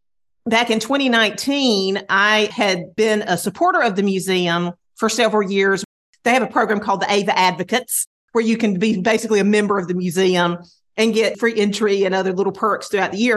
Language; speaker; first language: English; native; English